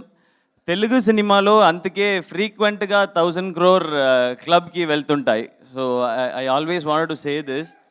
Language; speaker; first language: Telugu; non-native, learner; Tamil